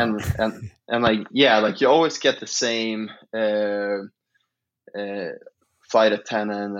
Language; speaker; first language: English; non-native, fluent; Swedish